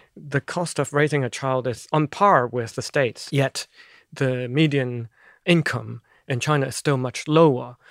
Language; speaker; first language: English; non-native, local second language; Cantonese